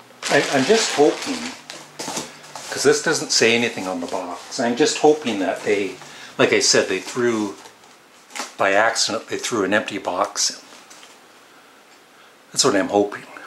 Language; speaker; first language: English; native; English